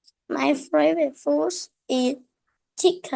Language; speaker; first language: English; non-native, learner; Vietnamese